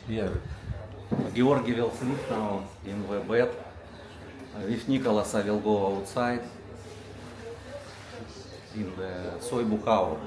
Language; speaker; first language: English; non-native, learner; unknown